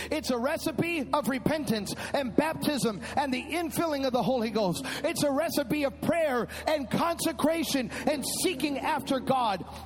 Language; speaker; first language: English; early bilingual, other home language; Spanish